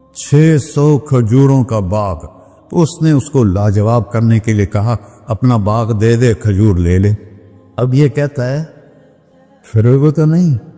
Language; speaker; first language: Urdu; non-native, local second language; Punjabi